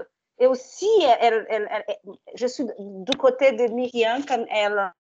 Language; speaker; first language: French; non-native, learner; Portuguese